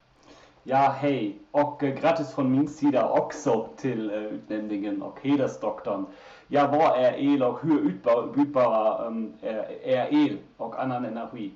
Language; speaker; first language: Swedish; non-native, fluent; German